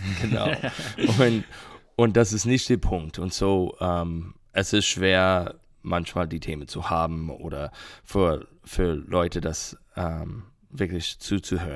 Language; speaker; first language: German; non-native, learner; English